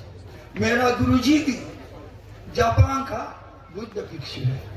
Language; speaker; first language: Hindi; non-native, learner; Japanese